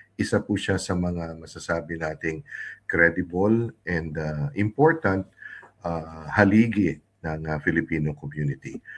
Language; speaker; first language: Filipino; native; Filipino